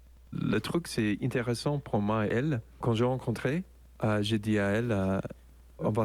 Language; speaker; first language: French; non-native, learner; English